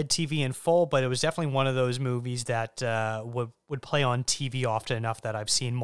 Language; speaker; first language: English; native; English